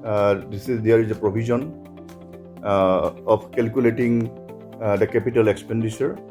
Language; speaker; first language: English; non-native, local second language; Assamese